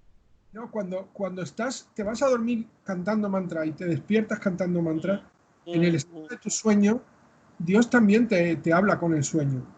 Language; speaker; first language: Spanish; native; Spanish